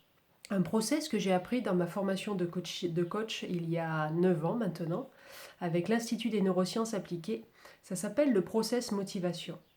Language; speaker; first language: French; native; French